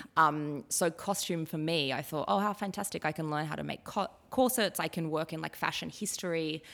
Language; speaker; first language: English; native; English